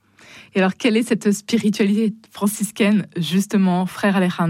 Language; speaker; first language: French; native; French